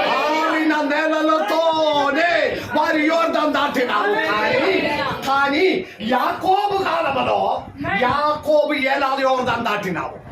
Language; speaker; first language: Telugu; non-native, local second language; Malayalam